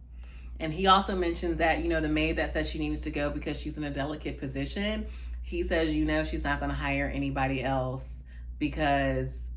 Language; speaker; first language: English; native; English